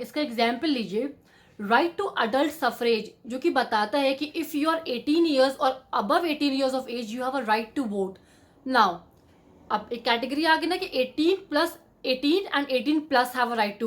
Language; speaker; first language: Hindi; native; Hindi